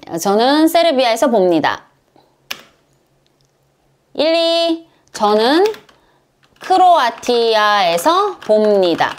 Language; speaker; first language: Korean; non-native, learner; Serbian